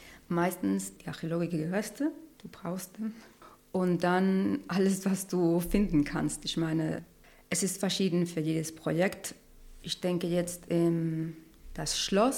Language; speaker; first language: German; non-native, learner; Spanish